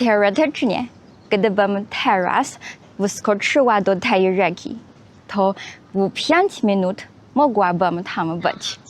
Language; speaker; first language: Polish; non-native, fluent; Chinese